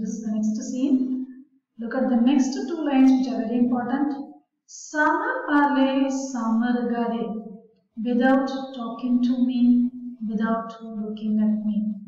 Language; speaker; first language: English; non-native, local second language; Tamil